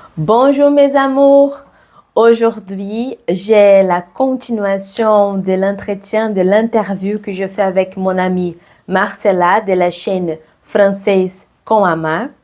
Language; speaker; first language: French; non-native, fluent; Portuguese